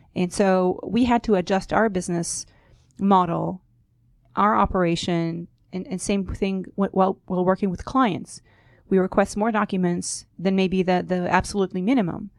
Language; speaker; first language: English; non-native, fluent; Hebrew